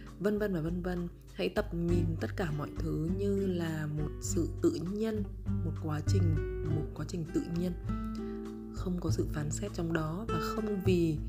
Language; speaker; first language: Vietnamese; native; Vietnamese